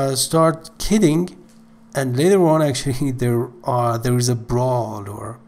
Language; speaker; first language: English; non-native, fluent; Persian